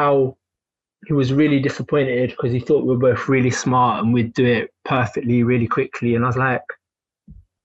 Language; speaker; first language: English; native; English